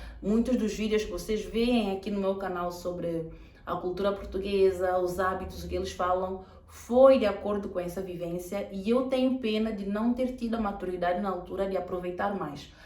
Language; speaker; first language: Portuguese; native; Portuguese